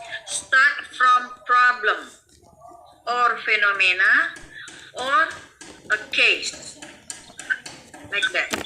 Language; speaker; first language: English; non-native, fluent; Indonesian